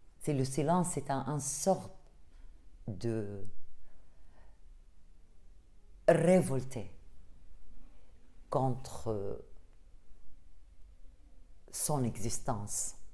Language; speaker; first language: French; non-native, learner; Arabic